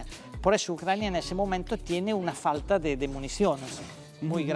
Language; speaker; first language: Spanish; non-native, fluent; Italian